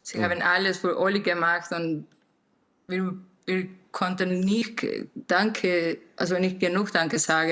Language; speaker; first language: German; non-native, learner; Spanish